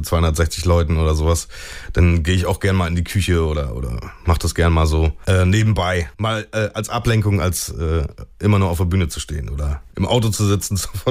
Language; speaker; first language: German; native; German